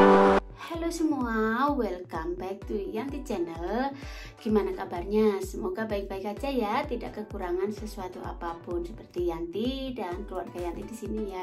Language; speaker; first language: Indonesian; non-native, local second language; Javanese